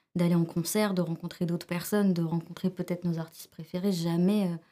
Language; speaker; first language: French; early bilingual, other home language; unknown